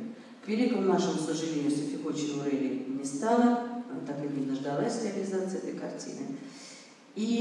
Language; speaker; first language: Russian; native; Russian